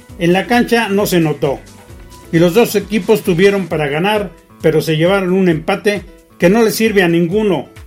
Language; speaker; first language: Spanish; native; Spanish